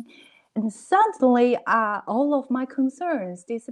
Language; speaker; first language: English; non-native, learner; Chinese